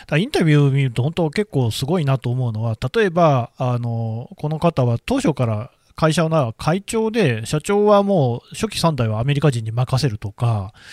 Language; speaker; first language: Japanese; native; Japanese